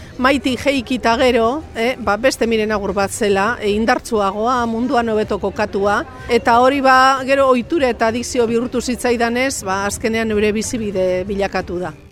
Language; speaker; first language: Basque; native; Basque